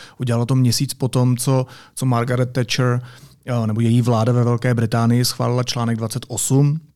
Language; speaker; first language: Czech; native; Czech